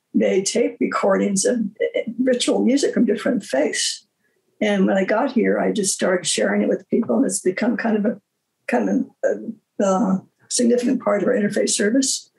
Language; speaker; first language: English; native; English